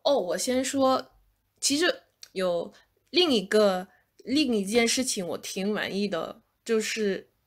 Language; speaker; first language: Chinese; non-native, fluent; English